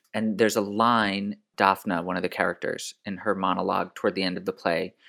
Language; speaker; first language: English; early bilingual, other home language; French